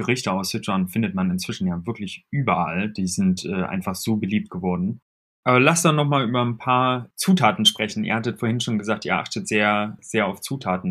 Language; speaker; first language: German; native; German